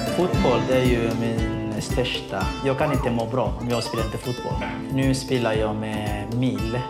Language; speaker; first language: Swedish; non-native, fluent; Somali